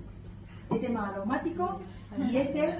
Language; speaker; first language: Spanish; non-native, learner; Chinese